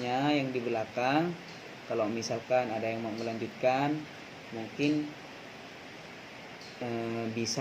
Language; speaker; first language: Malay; non-native, local second language; Madurese